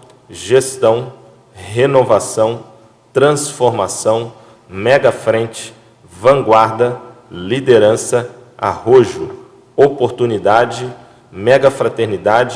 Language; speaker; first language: Portuguese; native; Portuguese